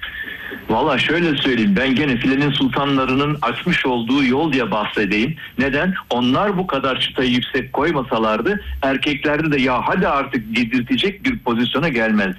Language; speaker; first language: Turkish; native; Turkish